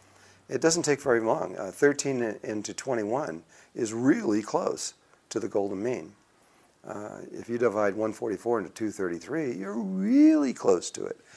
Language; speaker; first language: English; native; English